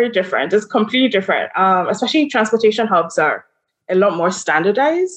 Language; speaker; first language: English; non-native, local second language; Yoruba